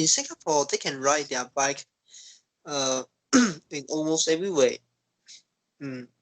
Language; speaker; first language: English; non-native, learner; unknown